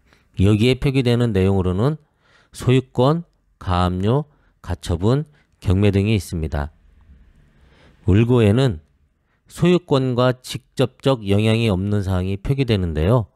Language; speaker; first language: Korean; native; Korean